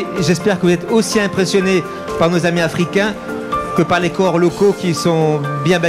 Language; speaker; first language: French; native; French